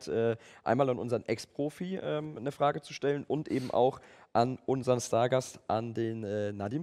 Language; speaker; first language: German; native; German